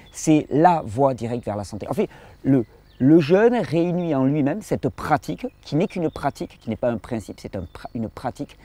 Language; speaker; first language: French; native; French